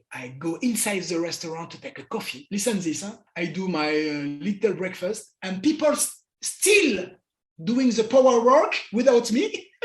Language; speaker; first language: English; non-native, learner; French